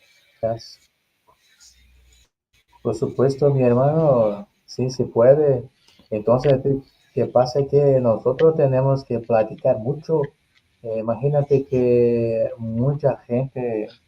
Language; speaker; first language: Spanish; non-native, learner; Portuguese